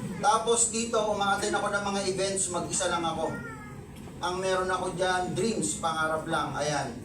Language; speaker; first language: Filipino; non-native, local second language; Cebuano